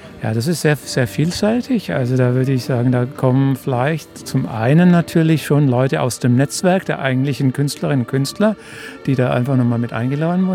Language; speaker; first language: German; native; German